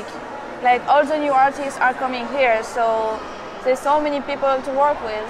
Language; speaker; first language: English; non-native, fluent; French